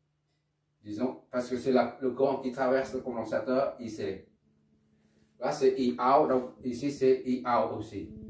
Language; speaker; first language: French; non-native, local second language; Arabic